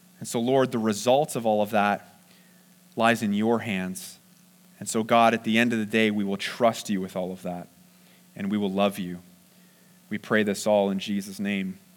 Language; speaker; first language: English; native; English